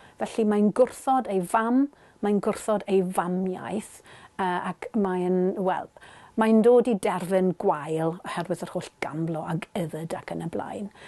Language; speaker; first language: Welsh; non-native, fluent; German